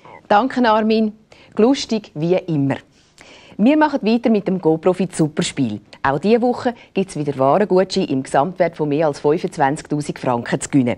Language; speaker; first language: German; native; German